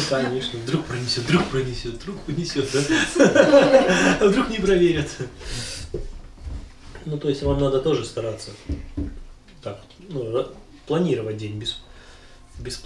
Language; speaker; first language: Russian; native; Russian